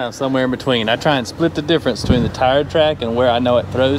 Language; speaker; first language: English; native; English